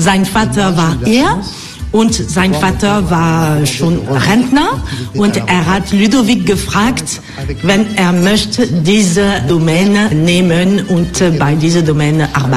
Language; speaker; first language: German; non-native, fluent; French